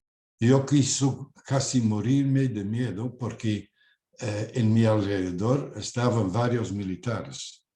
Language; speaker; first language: Spanish; non-native, fluent; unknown